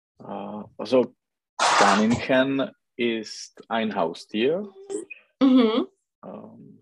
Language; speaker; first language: German; non-native, learner; Czech